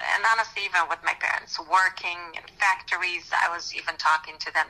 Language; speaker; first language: English; non-native, fluent; Romanian